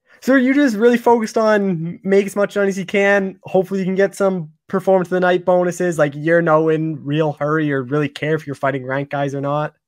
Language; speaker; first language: English; native; English